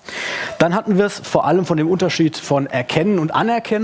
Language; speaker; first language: German; native; German